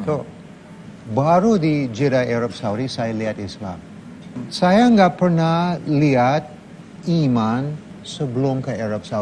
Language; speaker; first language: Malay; non-native, fluent; English